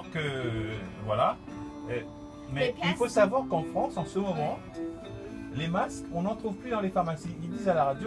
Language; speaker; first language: French; native; French